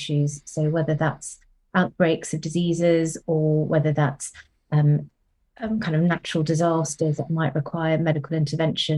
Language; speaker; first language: English; non-native, local second language; Tamil